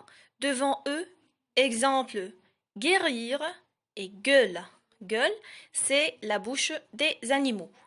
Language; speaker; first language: French; non-native, local second language; Arabic